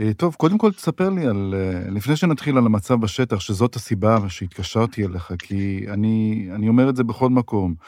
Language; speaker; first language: Hebrew; native; Hebrew